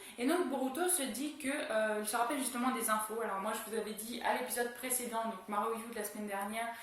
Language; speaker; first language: French; native; French